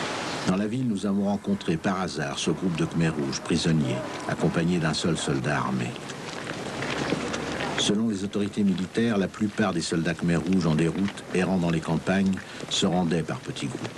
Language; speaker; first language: French; native; French